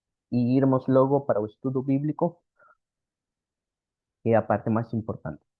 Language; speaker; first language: Spanish; non-native, fluent; Portuguese